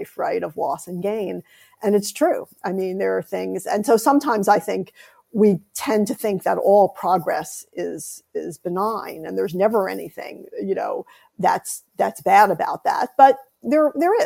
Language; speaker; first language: English; native; English